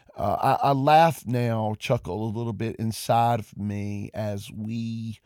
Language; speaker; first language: English; native; English